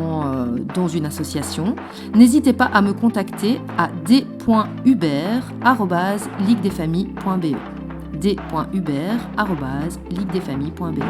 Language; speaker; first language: French; native; French